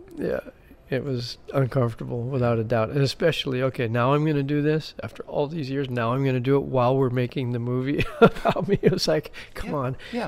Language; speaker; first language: English; native; English